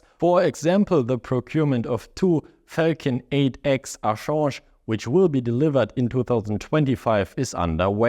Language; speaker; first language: English; non-native, fluent; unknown